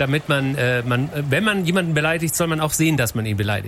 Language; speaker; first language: German; native; German